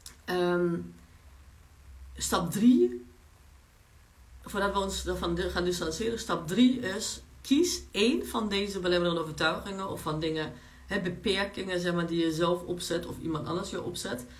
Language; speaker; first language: Dutch; non-native, fluent; Polish